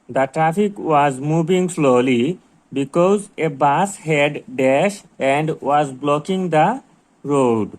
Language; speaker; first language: English; non-native, local second language; Bangla